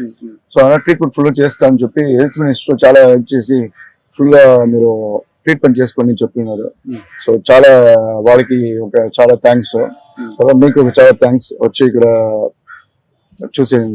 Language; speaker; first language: Telugu; non-native, local second language; Tamil